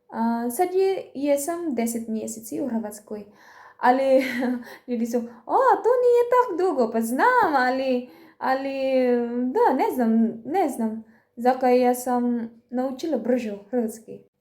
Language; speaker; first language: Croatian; non-native, learner; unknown